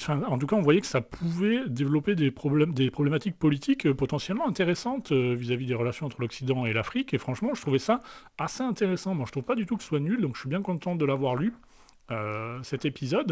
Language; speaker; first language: French; native; French